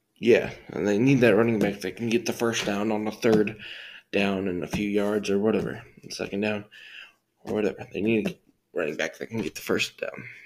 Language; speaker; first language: English; native; English